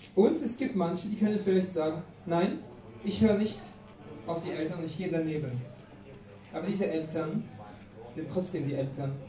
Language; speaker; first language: German; non-native, fluent; French